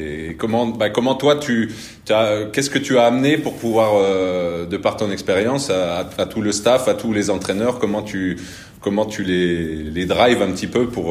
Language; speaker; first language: French; native; French